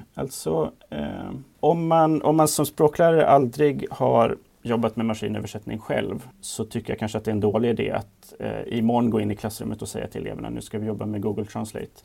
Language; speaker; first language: Swedish; native; Swedish